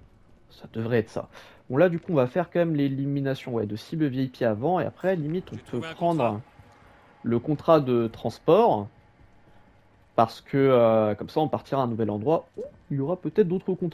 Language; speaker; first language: French; native; French